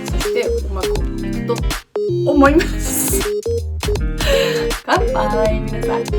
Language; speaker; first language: Japanese; non-native, learner; Georgian